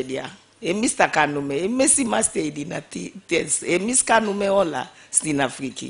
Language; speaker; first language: Greek; non-native, fluent; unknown